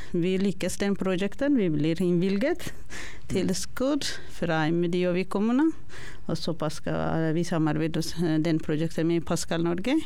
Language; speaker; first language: Norwegian; non-native, learner; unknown